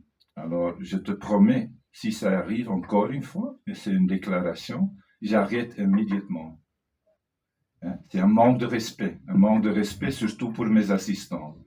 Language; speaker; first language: French; non-native, fluent; Dutch